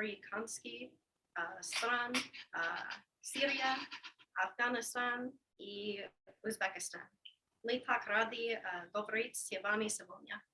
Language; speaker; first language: Russian; non-native, learner; English